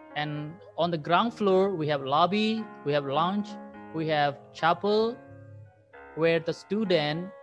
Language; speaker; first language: English; non-native, fluent; Burmese